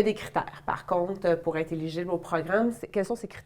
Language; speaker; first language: French; native; French